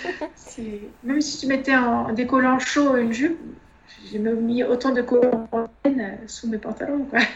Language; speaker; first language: French; native; French